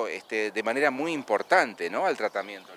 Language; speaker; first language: Spanish; native; Spanish